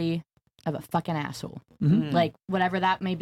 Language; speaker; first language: English; native; English